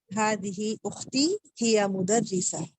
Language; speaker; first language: Arabic; non-native, learner; Urdu